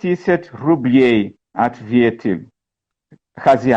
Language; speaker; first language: Russian; non-native, learner; Portuguese